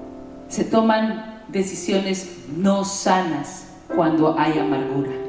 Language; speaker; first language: Spanish; native; Spanish